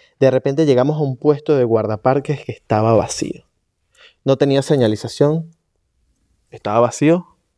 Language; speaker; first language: Spanish; native; Spanish